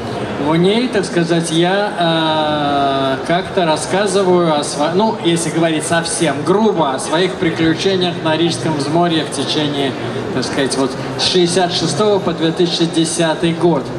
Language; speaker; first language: Russian; native; Russian